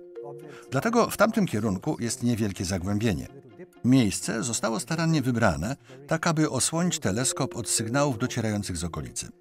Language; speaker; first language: Polish; native; Polish